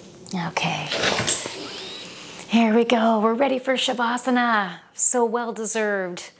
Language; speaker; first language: English; native; English